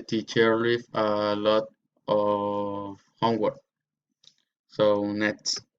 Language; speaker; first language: English; non-native, learner; Spanish